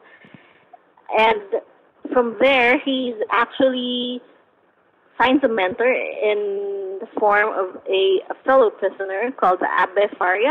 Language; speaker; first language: English; non-native, local second language; Filipino